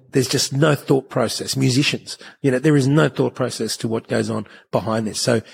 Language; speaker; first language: English; native; English